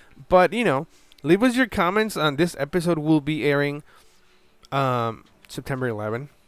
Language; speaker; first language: English; non-native, fluent; Spanish